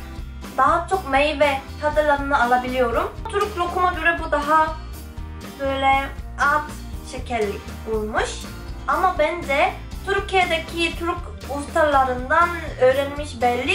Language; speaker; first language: Turkish; non-native, fluent; Korean